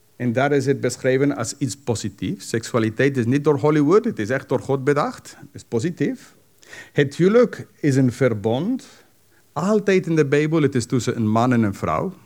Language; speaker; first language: Dutch; non-native, fluent; English